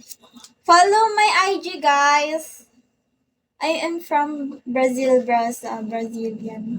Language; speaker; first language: English; non-native, local second language; Filipino